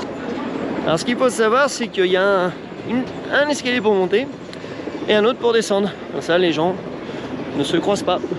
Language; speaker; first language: French; native; French